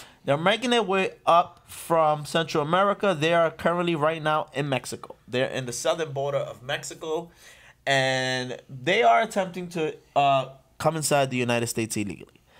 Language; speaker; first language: English; early bilingual, other home language; Spanish